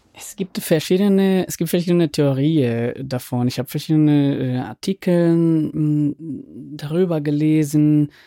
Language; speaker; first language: German; non-native, fluent; Spanish